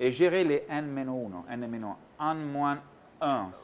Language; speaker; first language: French; non-native, learner; Italian